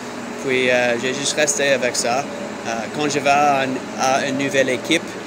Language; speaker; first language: French; non-native, learner; English